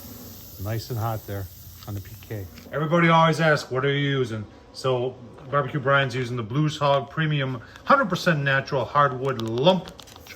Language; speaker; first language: English; native; English